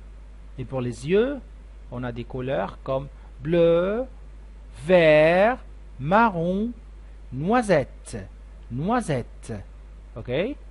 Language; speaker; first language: French; non-native, fluent; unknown